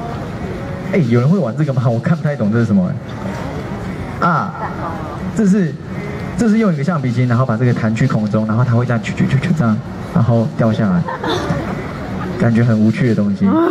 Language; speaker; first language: Chinese; native; Chinese